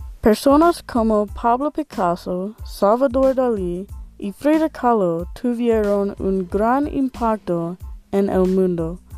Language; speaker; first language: Spanish; non-native, learner; English